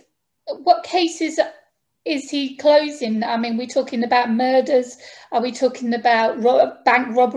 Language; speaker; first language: English; native; English